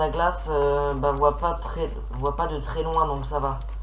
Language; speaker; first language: French; native; French